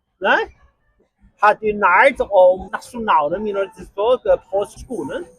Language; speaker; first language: Norwegian; non-native, learner; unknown